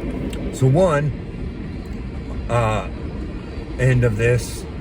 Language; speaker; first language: English; native; English